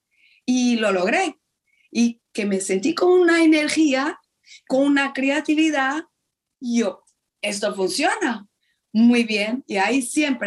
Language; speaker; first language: Spanish; non-native, fluent; Portuguese